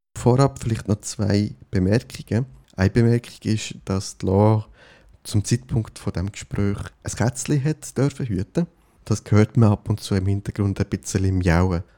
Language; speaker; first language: German; native; German